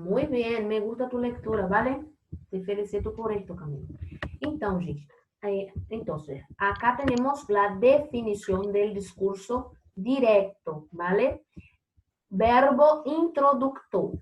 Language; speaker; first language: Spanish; non-native, fluent; Portuguese